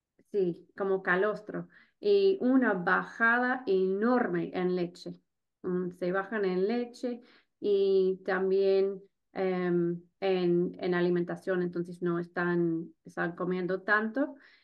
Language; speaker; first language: Spanish; non-native, fluent; English